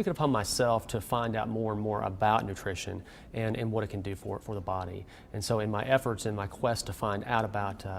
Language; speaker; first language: English; native; English